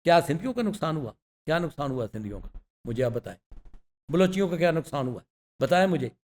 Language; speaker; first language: Urdu; non-native, local second language; Punjabi